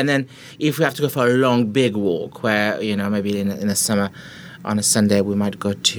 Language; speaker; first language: English; non-native, fluent; French